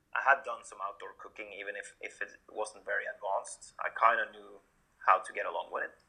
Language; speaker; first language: English; non-native, fluent; Norwegian